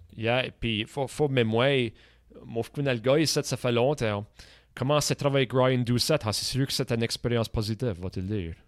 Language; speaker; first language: French; native; French